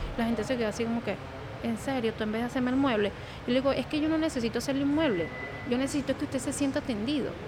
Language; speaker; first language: Spanish; native; Spanish